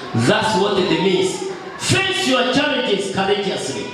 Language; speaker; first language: English; non-native, local second language; Swahili